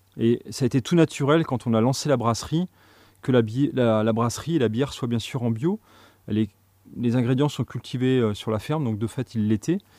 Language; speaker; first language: French; native; French